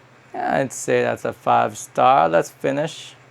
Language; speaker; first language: English; native; English